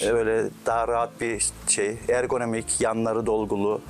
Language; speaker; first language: Turkish; native; Turkish